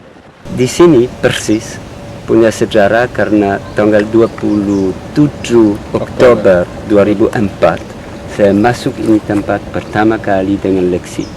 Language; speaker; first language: Indonesian; non-native, learner; French